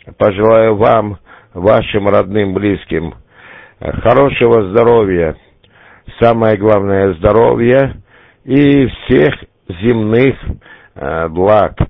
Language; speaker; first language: Russian; native; Russian